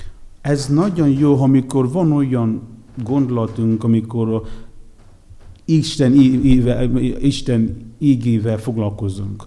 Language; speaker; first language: Hungarian; non-native, fluent; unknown